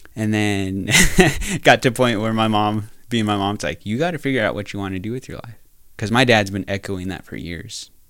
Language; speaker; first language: English; native; English